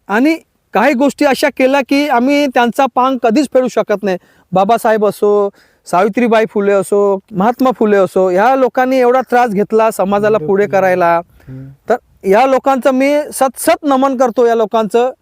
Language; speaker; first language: Marathi; non-native, local second language; Bhili